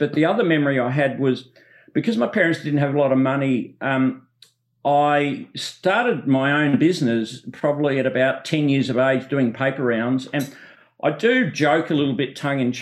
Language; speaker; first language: English; native; English